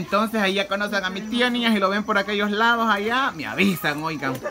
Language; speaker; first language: Spanish; native; Spanish